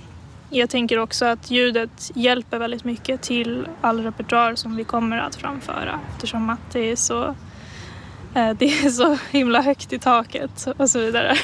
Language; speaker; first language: Swedish; native; Swedish